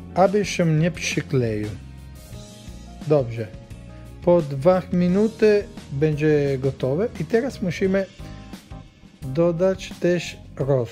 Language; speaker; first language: Polish; non-native, learner; Italian